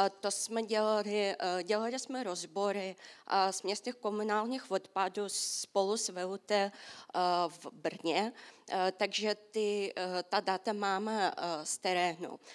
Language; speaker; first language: Czech; non-native, fluent; Russian